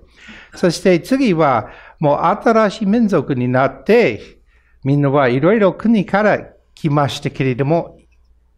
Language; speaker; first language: Japanese; non-native, fluent; English